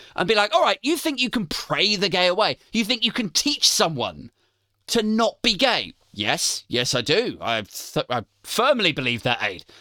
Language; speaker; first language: English; native; English